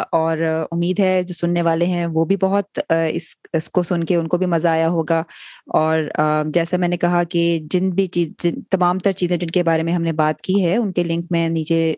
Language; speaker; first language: Urdu; native; Urdu